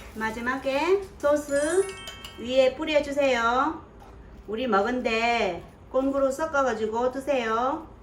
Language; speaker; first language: Korean; non-native, learner; Vietnamese